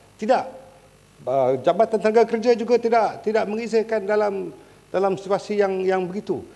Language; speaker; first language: Malay; native; Malay